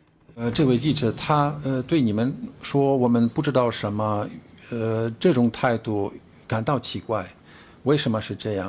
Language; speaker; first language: Chinese; non-native, fluent; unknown